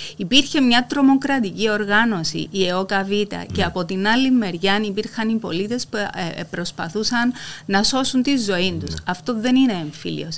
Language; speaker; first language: Greek; native; Greek